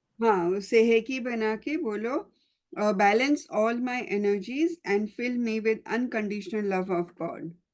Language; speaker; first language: Hindi; non-native, local second language; Punjabi